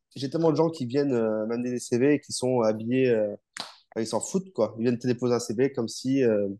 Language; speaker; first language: French; native; French